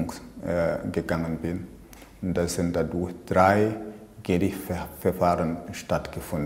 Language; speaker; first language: German; non-native, fluent; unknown